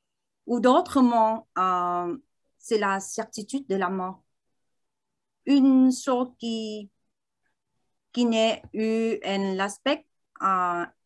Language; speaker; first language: French; non-native, learner; Vietnamese